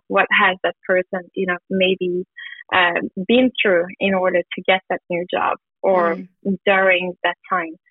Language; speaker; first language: English; non-native, fluent; German